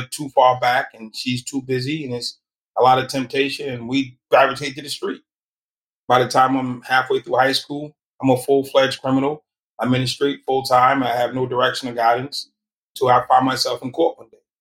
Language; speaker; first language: English; native; English